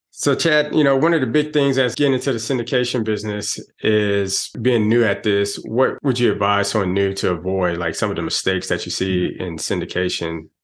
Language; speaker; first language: English; native; English